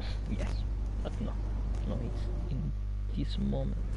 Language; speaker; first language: English; non-native, learner; Italian